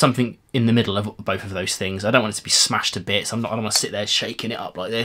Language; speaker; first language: English; native; English